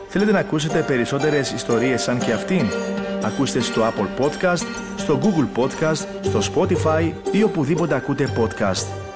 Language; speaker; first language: Greek; native; Greek